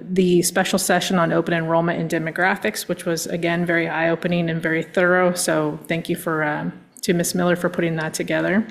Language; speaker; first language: English; native; English